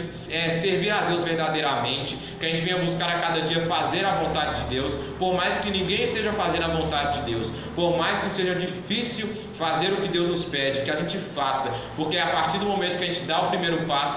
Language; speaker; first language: Portuguese; native; Portuguese